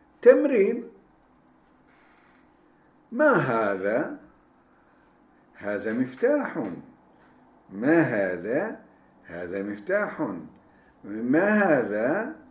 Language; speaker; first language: Arabic; non-native, fluent; Turkish